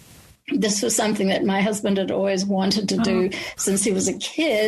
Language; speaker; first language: English; native; English